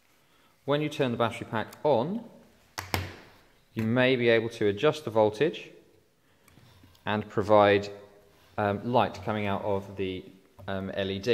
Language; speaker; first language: English; native; English